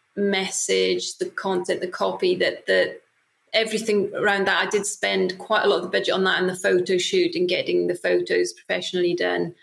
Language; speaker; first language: English; native; English